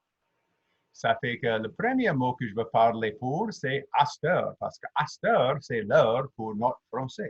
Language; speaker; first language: French; native; French